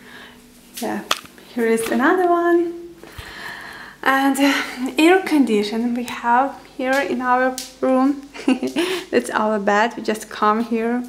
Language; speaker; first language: English; non-native, learner; Ukrainian